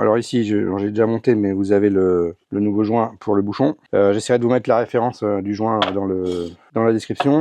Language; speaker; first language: French; native; French